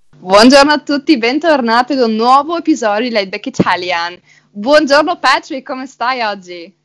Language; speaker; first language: Italian; native; Italian